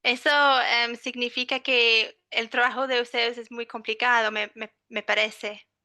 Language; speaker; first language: Spanish; non-native, fluent; English